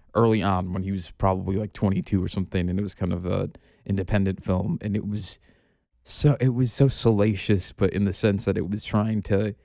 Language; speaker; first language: English; native; English